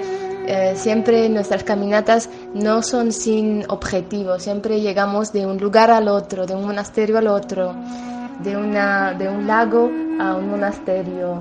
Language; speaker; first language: Spanish; non-native, fluent; Armenian